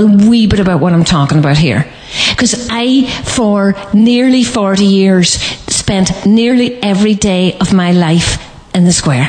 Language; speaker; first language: English; native; English